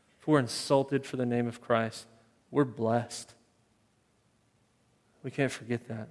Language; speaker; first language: English; native; English